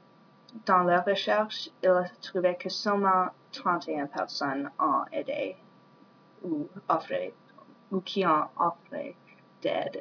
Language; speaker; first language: French; non-native, learner; English